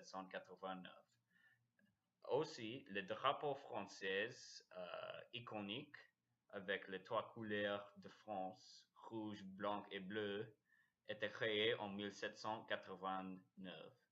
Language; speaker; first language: French; non-native, learner; English